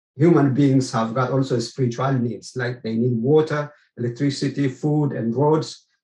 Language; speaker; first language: English; non-native, fluent; Amharic